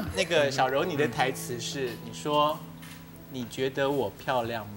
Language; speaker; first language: Chinese; native; Chinese